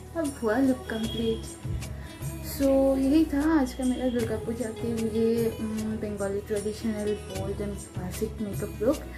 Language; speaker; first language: Hindi; non-native, local second language; Bangla